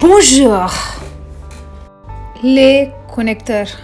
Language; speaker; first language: French; non-native, fluent; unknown